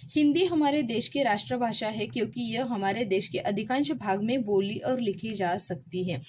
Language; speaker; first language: Hindi; non-native, local second language; Marathi